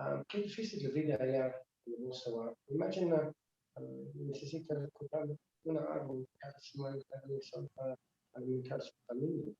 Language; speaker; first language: Spanish; non-native, learner; English